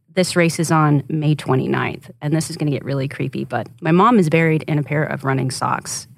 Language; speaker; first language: English; native; English